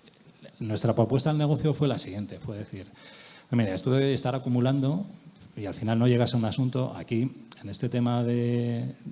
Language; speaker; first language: Spanish; native; Spanish